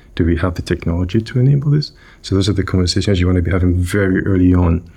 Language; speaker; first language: English; non-native, local second language; Yoruba